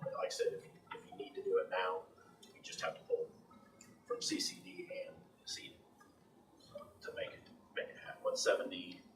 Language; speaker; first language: English; native; English